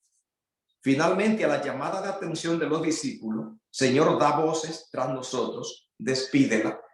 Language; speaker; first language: Spanish; native; Spanish